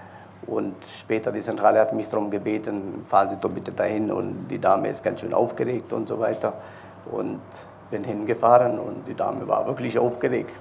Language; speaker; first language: German; non-native, fluent; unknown